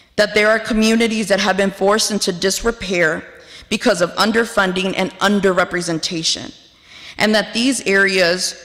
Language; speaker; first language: English; early bilingual, other home language; Spanish